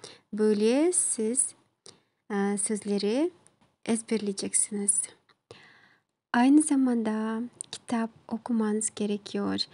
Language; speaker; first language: Turkish; non-native, learner; Kazakh